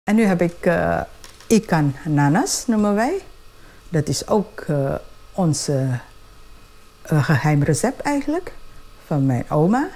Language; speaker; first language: Dutch; non-native, fluent; Indonesian